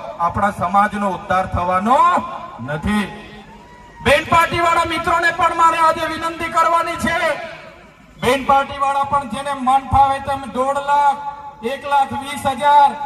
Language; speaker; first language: Gujarati; non-native, local second language; Bhili